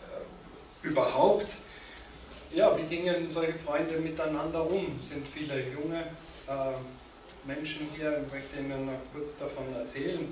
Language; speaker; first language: German; native; German